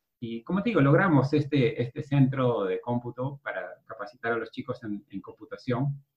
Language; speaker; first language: Spanish; native; Spanish